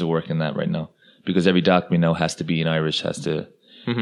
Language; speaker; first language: English; non-native, local second language; Irish